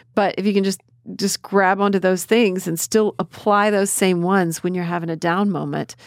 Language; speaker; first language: English; native; English